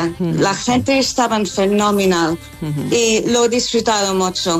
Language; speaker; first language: Spanish; non-native, fluent; English